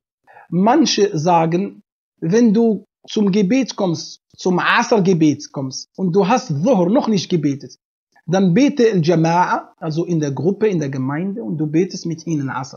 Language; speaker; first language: German; non-native, fluent; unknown